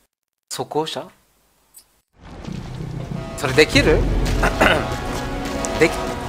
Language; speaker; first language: Japanese; non-native, learner; German